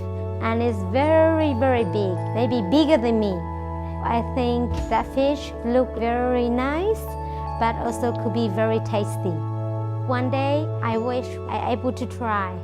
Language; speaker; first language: English; non-native, local second language; Hmong